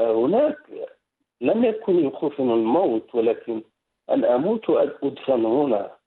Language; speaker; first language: Arabic; non-native, local second language; Riffian